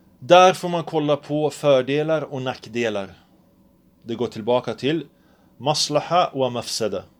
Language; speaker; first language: Swedish; early bilingual, other home language; Arabic